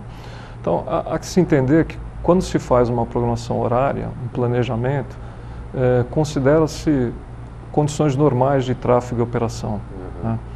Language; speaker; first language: Portuguese; native; Portuguese